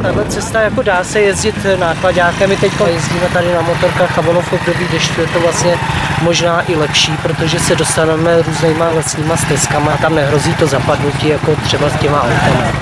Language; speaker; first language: Czech; native; Czech